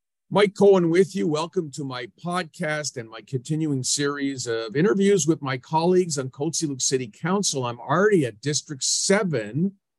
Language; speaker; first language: English; native; English